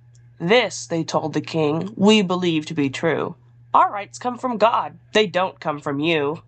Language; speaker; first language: English; native; English